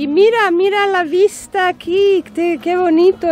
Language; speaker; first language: Spanish; non-native, fluent; Swedish